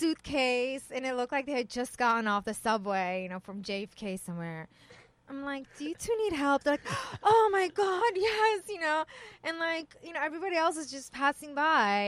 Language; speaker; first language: English; early bilingual, other home language; Persian